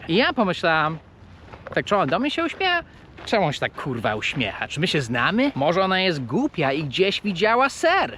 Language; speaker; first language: Polish; non-native, fluent; English